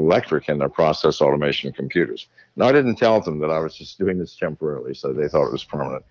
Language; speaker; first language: English; native; English